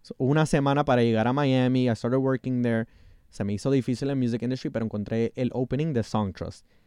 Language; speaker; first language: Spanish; early bilingual, heritage; Spanish